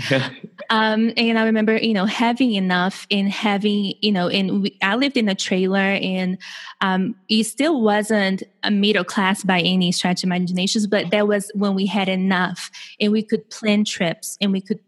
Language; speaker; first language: English; non-native, fluent; Portuguese